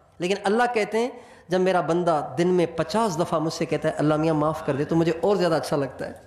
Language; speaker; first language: Urdu; non-native, local second language; Sindhi